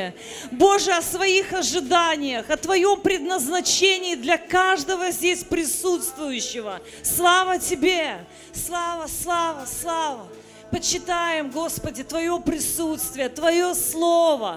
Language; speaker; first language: Russian; native; Russian